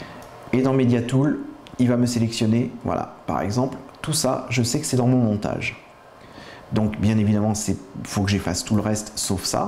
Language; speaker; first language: French; native; French